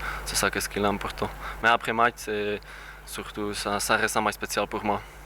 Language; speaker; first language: French; non-native, fluent; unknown